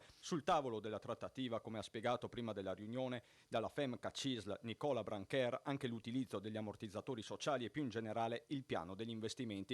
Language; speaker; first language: Italian; native; Italian